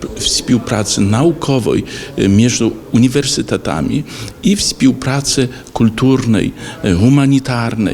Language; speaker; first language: Ukrainian; non-native, learner; Polish